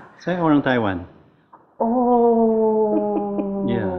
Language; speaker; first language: Indonesian; non-native, learner; Chinese